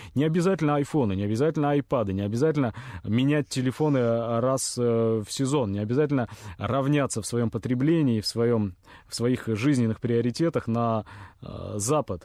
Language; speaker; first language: Russian; native; Russian